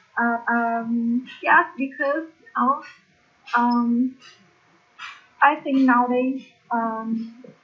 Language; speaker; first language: English; non-native, learner; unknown